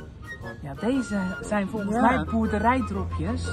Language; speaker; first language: Dutch; native; Dutch